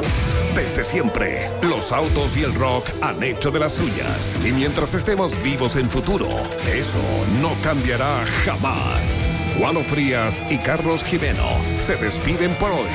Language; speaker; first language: Spanish; native; Spanish